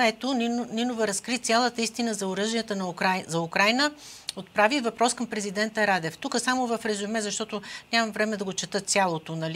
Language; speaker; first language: Bulgarian; native; Bulgarian